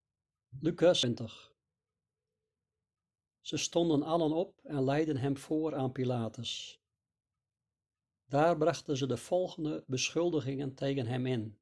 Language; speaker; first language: Dutch; native; Dutch